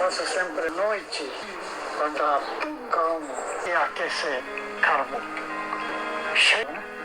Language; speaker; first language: Portuguese; non-native, learner; Japanese